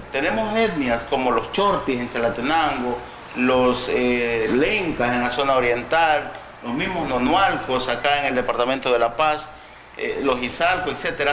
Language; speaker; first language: Spanish; native; Spanish